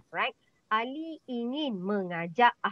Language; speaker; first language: Indonesian; non-native, fluent; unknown